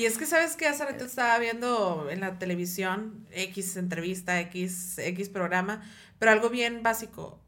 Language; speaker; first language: Spanish; native; Spanish